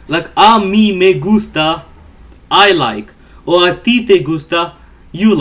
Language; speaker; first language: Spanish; non-native, learner; English